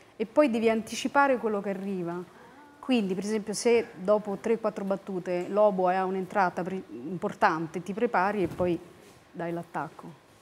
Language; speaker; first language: Italian; native; Italian